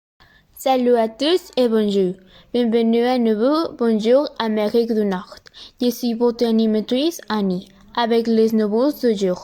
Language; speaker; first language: French; non-native, learner; Spanish